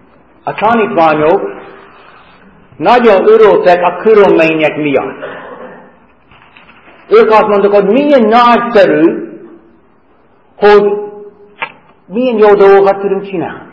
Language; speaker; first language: Hungarian; non-native, fluent; English